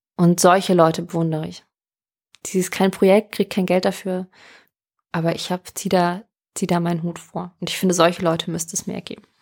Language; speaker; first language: German; early bilingual, other home language; Russian